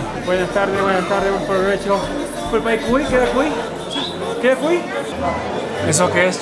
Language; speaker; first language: Spanish; native; Spanish